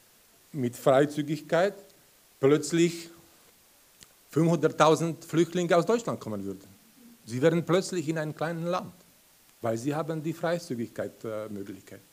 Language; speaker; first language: German; non-native, fluent; Slovak